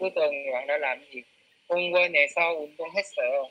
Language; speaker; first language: Vietnamese; native; Vietnamese